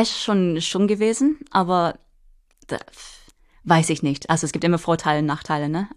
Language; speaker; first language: German; non-native, fluent; English